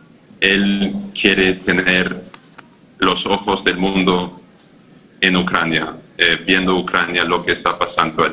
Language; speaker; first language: Spanish; non-native, fluent; English